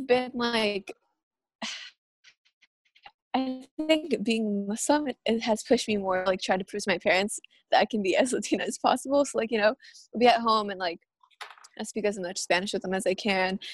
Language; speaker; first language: English; early bilingual, other home language; Spanish